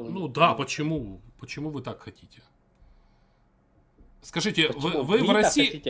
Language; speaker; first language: Russian; native; Russian